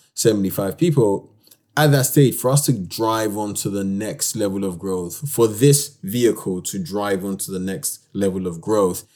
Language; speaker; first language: English; native; English